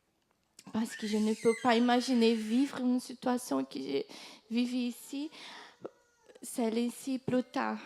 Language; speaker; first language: French; non-native, fluent; Portuguese